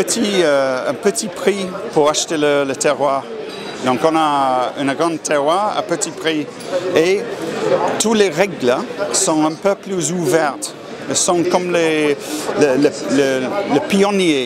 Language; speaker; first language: French; non-native, fluent; English